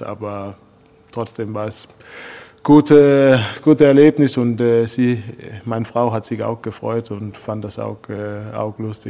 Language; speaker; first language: German; non-native, fluent; Danish